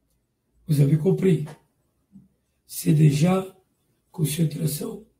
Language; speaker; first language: French; non-native, learner; Portuguese